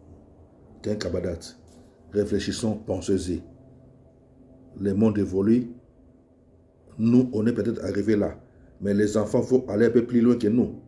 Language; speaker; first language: French; non-native, local second language; Lingala